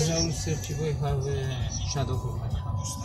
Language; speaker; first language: English; non-native, learner; Greek